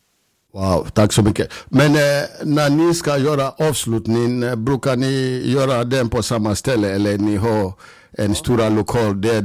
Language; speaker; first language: Swedish; non-native, fluent; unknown